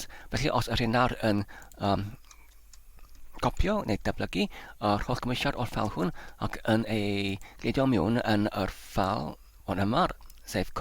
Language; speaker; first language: Welsh; non-native, fluent; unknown